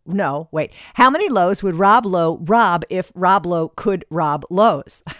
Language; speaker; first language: English; native; English